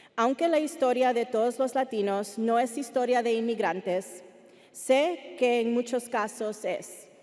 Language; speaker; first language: Spanish; early bilingual, heritage; Spanish